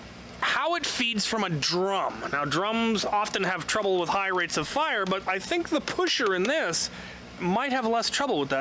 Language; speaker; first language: English; native; English